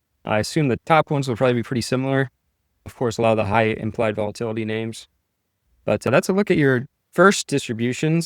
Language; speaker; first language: English; native; English